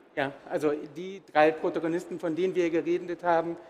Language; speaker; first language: German; native; German